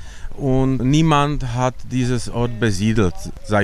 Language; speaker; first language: German; non-native, learner; Czech